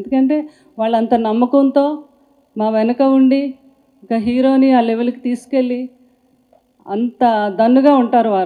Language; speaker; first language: Telugu; native; Telugu